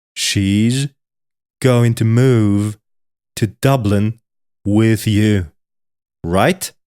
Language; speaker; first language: English; non-native, fluent; Polish